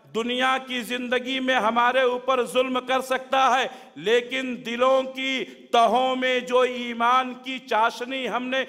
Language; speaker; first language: Urdu; native; Urdu